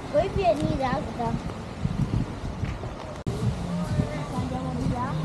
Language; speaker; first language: Italian; early bilingual, other home language; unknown